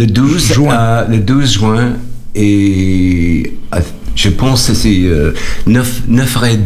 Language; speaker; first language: French; non-native, learner; English